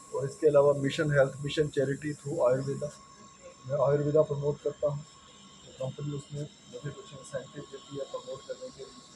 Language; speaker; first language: Hindi; non-native, local second language; Punjabi